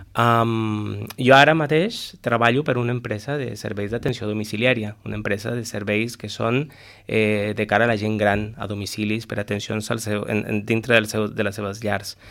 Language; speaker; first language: Catalan; non-native, fluent; Spanish